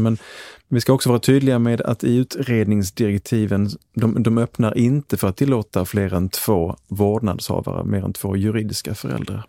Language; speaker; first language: Swedish; native; Swedish